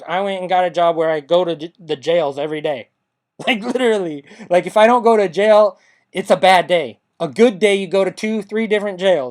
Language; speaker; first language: English; native; English